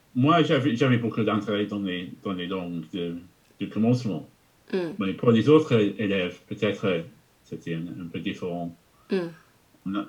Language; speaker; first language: French; non-native, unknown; English